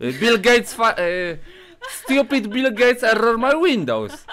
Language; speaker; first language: English; non-native, learner; Polish